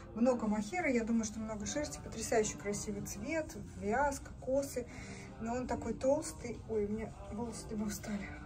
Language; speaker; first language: Russian; native; Russian